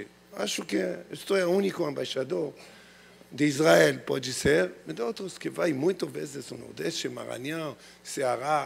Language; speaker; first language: Portuguese; non-native, learner; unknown